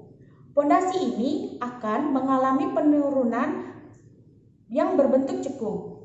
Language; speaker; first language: Indonesian; native; Indonesian